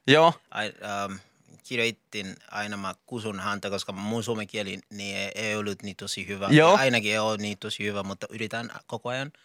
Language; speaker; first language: Finnish; non-native, learner; Rundi